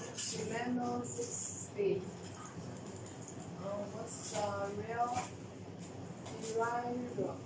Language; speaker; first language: English; non-native, learner; Chinese